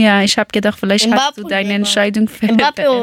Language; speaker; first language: German; non-native, learner; Persian